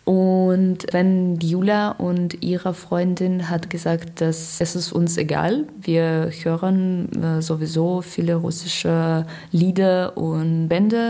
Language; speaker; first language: German; non-native, learner; Russian